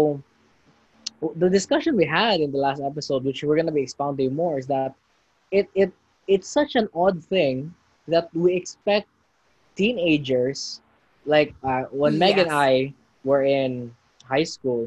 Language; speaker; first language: English; non-native, local second language; Cebuano